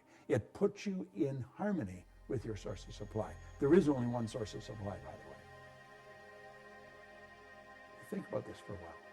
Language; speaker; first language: English; native; English